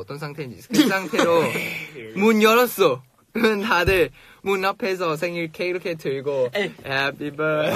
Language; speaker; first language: Korean; non-native, fluent; Thai